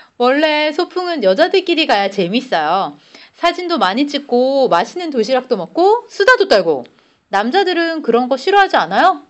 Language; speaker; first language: Korean; native; Korean